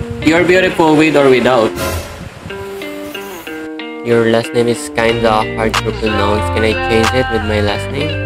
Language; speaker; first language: English; non-native, local second language; Filipino